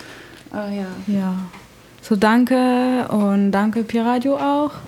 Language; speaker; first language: German; non-native, fluent; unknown